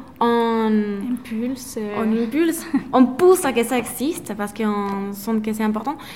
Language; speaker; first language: French; non-native, fluent; Spanish